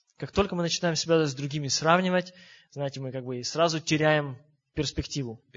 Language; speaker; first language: Russian; native; Russian